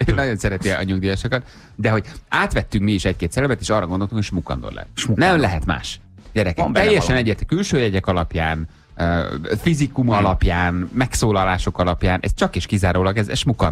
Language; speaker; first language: Hungarian; native; Hungarian